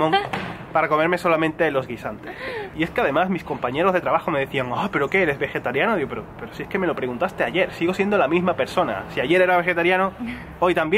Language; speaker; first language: Spanish; native; Spanish